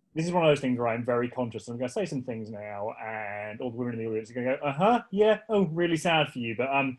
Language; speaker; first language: English; native; English